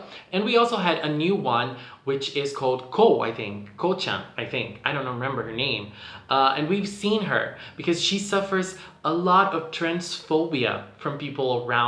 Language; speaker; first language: English; non-native, fluent; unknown